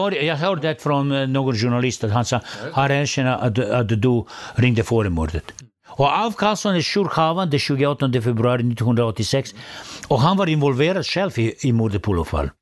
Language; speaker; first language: Swedish; non-native, fluent; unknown